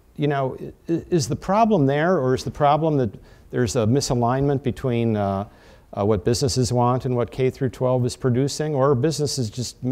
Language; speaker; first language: English; native; English